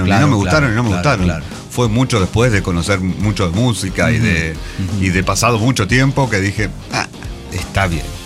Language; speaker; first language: Spanish; native; Spanish